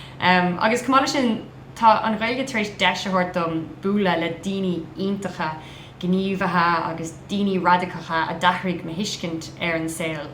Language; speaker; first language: Irish; non-native, local second language; English